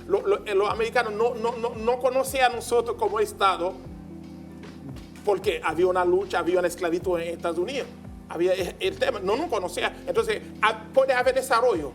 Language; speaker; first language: Spanish; non-native, learner; Haitian Creole